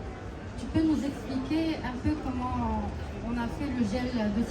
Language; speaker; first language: French; non-native, local second language; Arabic